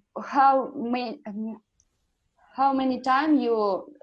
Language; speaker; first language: English; non-native, learner; Russian